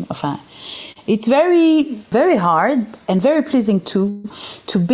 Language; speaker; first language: English; non-native, fluent; Arabic